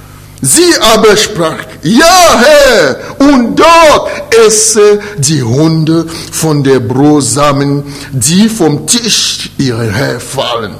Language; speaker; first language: German; non-native, fluent; French